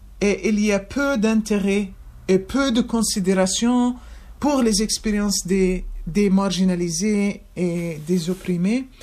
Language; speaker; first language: French; non-native, fluent; Arabic